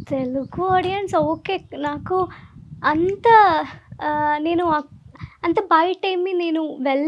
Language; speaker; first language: Telugu; non-native, learner; Malayalam